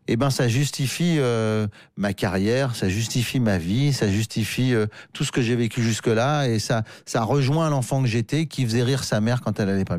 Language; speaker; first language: French; native; French